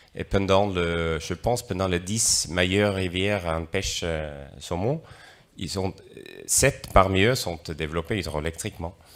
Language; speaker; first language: French; non-native, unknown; Norwegian